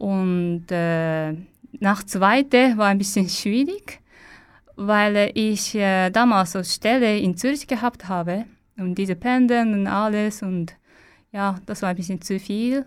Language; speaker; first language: German; non-native, learner; Japanese